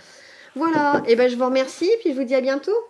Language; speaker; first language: French; native; French